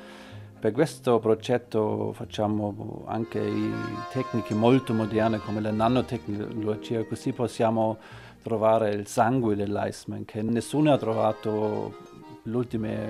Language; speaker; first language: Italian; non-native, learner; German